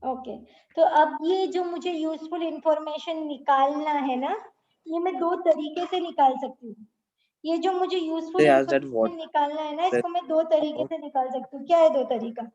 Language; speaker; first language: Hindi; native; Hindi